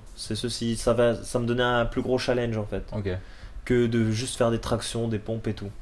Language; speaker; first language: French; native; French